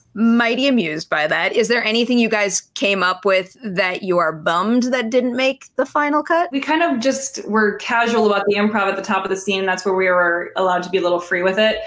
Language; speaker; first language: English; native; English